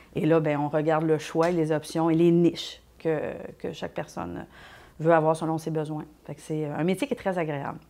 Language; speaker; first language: French; native; French